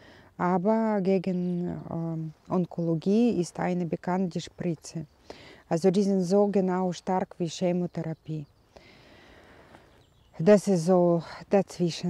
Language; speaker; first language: German; non-native, learner; Russian